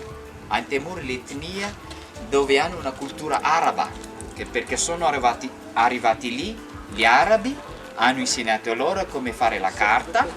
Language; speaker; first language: Italian; non-native, fluent; Malagasy